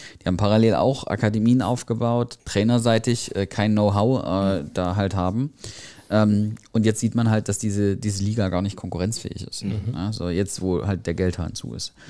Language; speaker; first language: German; native; German